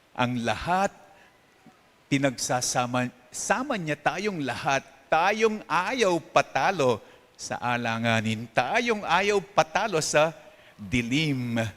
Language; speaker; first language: Filipino; non-native, local second language; Pampanga